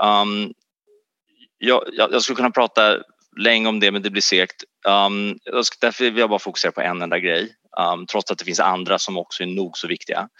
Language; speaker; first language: Swedish; native; Swedish